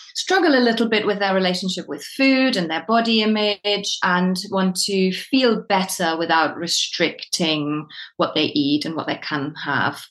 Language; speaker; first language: English; non-native, fluent; German